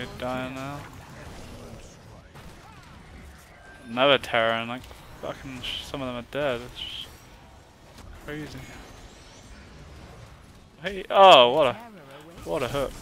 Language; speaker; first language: English; native; English